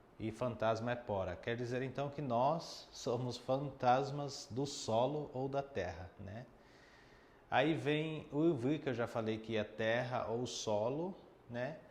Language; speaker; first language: Portuguese; non-native, fluent; Guarani